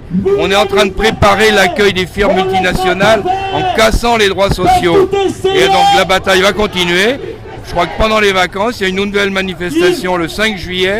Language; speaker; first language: French; native; French